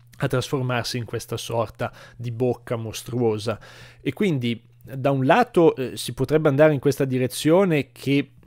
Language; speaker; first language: Italian; native; Italian